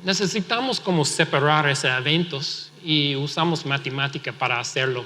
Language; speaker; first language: Spanish; non-native, fluent; English